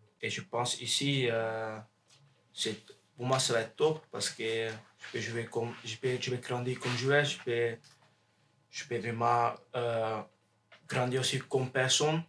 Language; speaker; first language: French; non-native, learner; Dutch